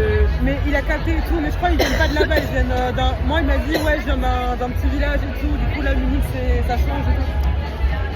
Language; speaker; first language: French; native; French